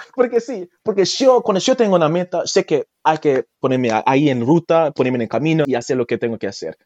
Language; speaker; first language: Spanish; non-native, fluent; Jamaican Creole English